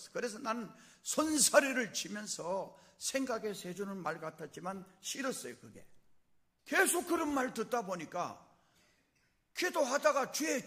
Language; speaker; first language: Korean; native; Korean